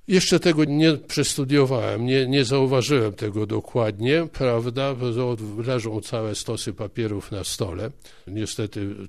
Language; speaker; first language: Polish; native; Polish